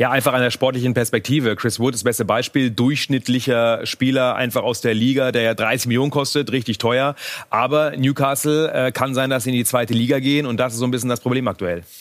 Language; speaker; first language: German; native; German